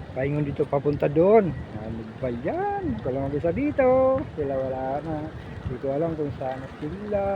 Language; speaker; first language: Filipino; non-native, local second language; Cebuano